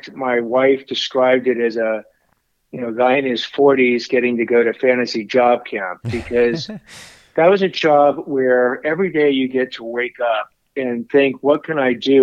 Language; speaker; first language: English; native; English